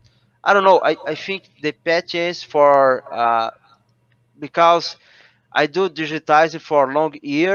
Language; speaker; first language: English; non-native, learner; Portuguese